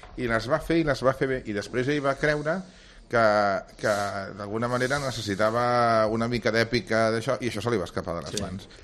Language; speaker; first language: Catalan; native; Catalan